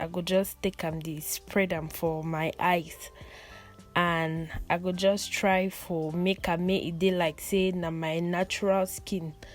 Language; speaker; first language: Nigerian Pidgin; non-native, local second language; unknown